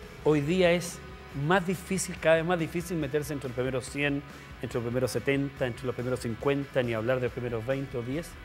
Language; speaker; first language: Spanish; native; Spanish